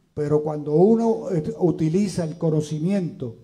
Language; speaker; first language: Spanish; native; Spanish